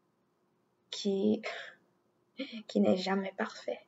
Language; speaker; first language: French; non-native, learner; English